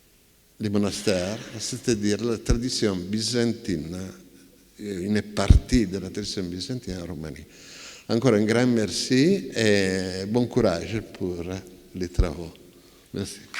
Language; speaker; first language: French; non-native, fluent; Italian